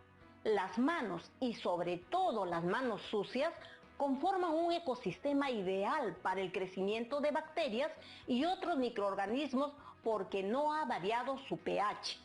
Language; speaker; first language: Spanish; native; Spanish